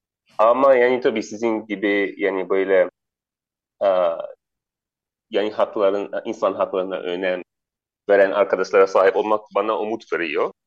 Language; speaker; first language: Turkish; non-native, learner; Arabic